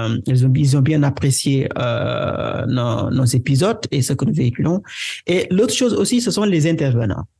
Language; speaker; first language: French; non-native, local second language; Wolof